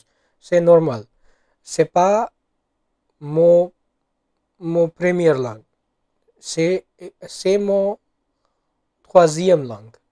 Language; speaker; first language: French; non-native, learner; Gujarati